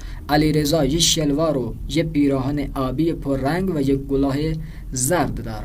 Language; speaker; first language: Persian; non-native, fluent; Urdu